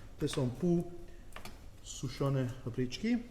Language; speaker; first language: Polish; non-native, learner; Italian